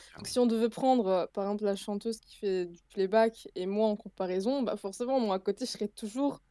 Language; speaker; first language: French; native; French